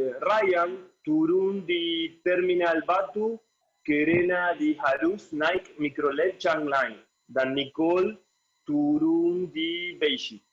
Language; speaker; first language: Indonesian; non-native, learner; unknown